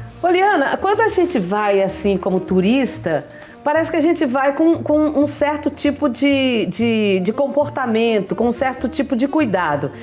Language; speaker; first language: Portuguese; native; Portuguese